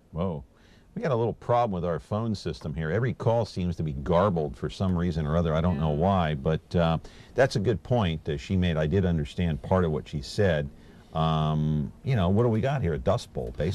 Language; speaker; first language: English; native; English